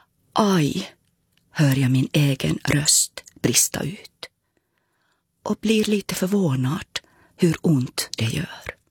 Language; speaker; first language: Swedish; native; Swedish